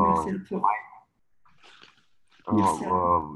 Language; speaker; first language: French; native; French